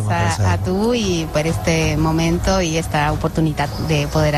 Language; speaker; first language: Catalan; non-native, learner; Spanish